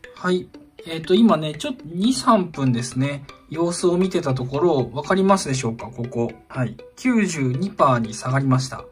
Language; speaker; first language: Japanese; native; Japanese